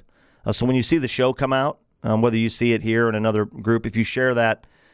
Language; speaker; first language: English; native; English